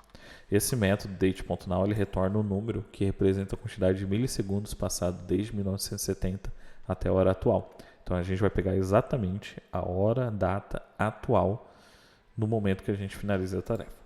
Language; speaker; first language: Portuguese; native; Portuguese